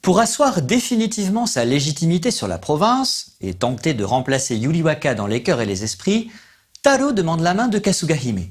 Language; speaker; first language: French; native; French